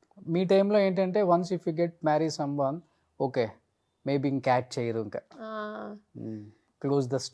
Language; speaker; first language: Telugu; native; Telugu